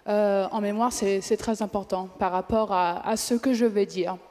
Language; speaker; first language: French; non-native, fluent; English